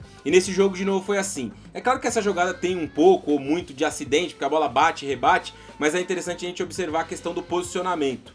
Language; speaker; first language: Portuguese; native; Portuguese